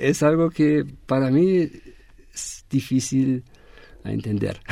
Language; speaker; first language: Spanish; non-native, fluent; German